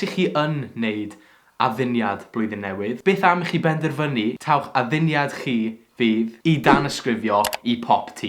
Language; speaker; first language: Welsh; native; Welsh